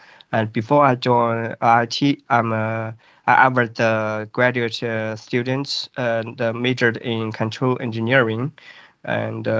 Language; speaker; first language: English; non-native, fluent; Chinese